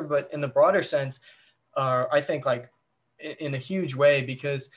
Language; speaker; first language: English; native; English